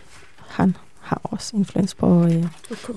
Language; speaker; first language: Danish; non-native, learner; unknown